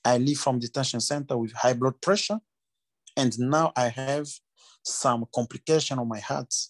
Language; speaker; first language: English; non-native, learner; French